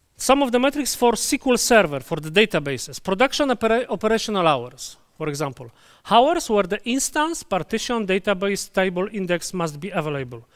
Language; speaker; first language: English; non-native, fluent; Polish